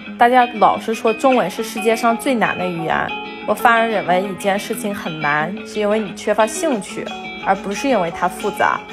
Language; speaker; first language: Chinese; non-native, fluent; English